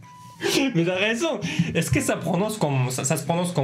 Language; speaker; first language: French; non-native, learner; Mongolian